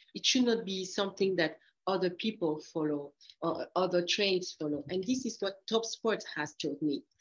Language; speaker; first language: English; early bilingual, other home language; French